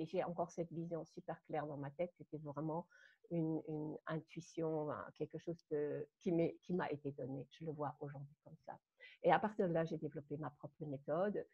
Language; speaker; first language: French; non-native, fluent; German